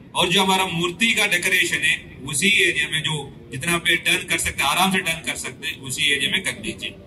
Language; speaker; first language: Hindi; non-native, local second language; Telugu